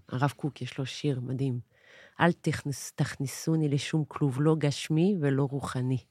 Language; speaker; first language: Hebrew; non-native, fluent; French